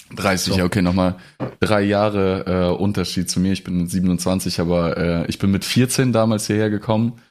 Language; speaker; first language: German; non-native, fluent; Russian